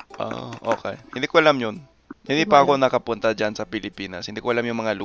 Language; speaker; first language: Filipino; non-native, fluent; English